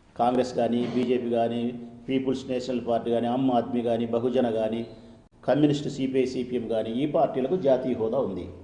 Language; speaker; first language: Telugu; native; Telugu